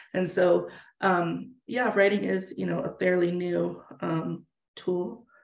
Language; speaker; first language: English; native; English